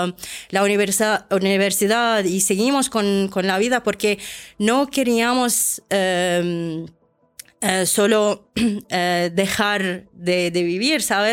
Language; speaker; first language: Spanish; non-native, fluent; Arabic